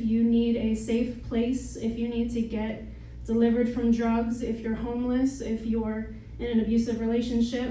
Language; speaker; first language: English; native; English